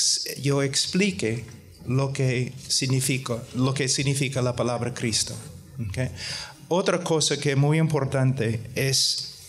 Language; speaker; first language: Spanish; non-native, fluent; English